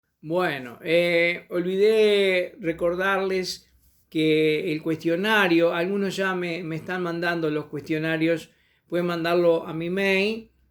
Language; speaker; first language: Spanish; native; Spanish